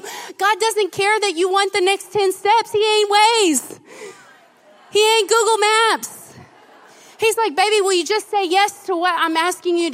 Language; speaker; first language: English; native; English